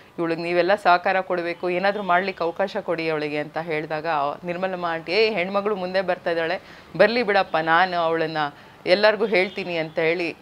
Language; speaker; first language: Kannada; native; Kannada